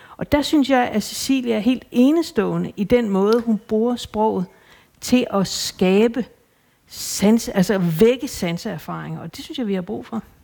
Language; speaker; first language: Danish; native; Danish